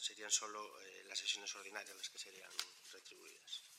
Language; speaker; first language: Spanish; non-native, local second language; Galician